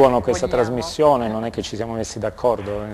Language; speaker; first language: Italian; native; Italian